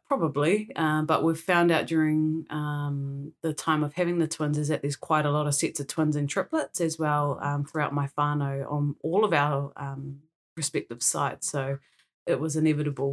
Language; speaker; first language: English; native; English